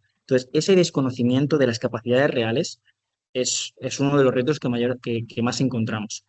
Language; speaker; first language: Spanish; native; Spanish